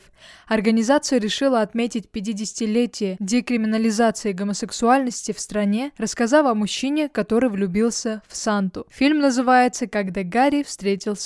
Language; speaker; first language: Russian; native; Russian